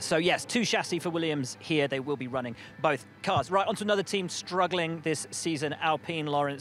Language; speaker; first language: English; native; English